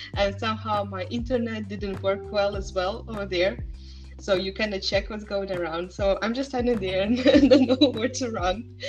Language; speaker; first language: English; non-native, fluent; Estonian